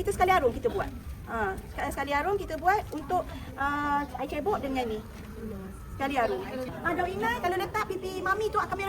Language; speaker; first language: Malay; native; Malay